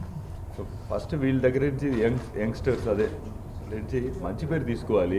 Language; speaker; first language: Telugu; non-native, fluent; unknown